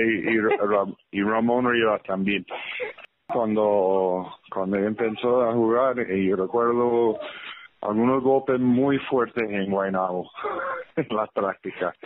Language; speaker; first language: Spanish; early bilingual, heritage; English